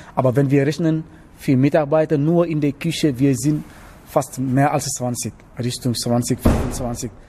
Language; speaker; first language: German; non-native, learner; Wolof